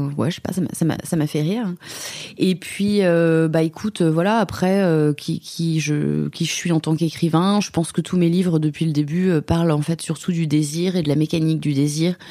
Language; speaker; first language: French; native; French